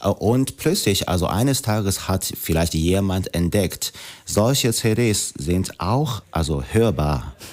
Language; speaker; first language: German; non-native, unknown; Chinese